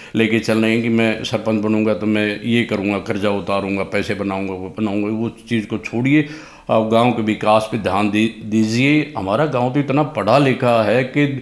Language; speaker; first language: Hindi; native; Hindi